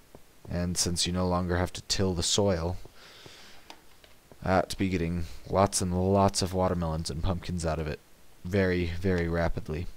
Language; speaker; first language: English; native; English